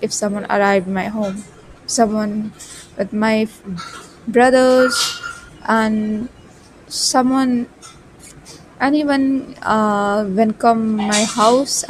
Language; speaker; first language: English; non-native, learner; Bhojpuri